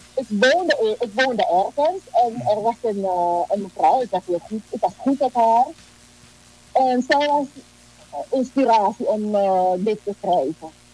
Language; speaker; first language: Dutch; native; Dutch